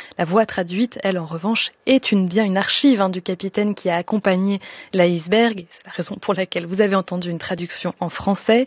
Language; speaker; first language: French; native; French